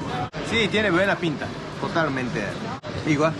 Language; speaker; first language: Spanish; non-native, learner; Japanese